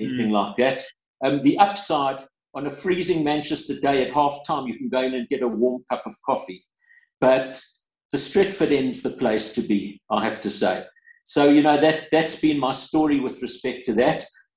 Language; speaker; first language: English; native; English